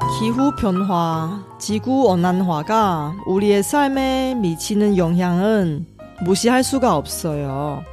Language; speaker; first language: Korean; non-native, fluent; Chinese